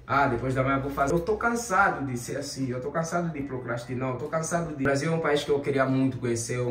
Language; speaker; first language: Portuguese; native; Portuguese